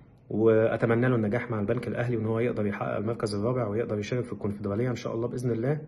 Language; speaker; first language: Arabic; native; Arabic